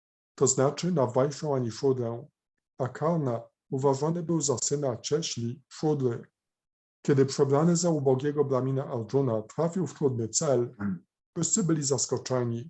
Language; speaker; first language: Polish; native; Polish